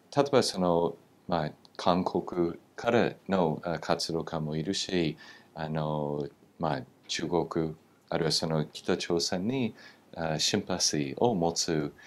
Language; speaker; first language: Japanese; non-native, fluent; English